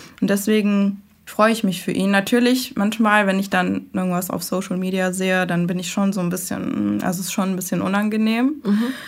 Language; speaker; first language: German; early bilingual, other home language; Persian